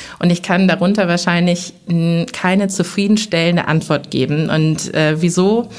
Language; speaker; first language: German; early bilingual, other home language; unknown